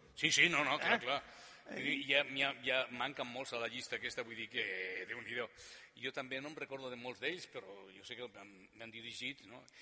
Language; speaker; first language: Catalan; non-native, learner; Spanish